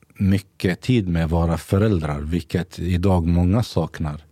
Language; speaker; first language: Swedish; native; Swedish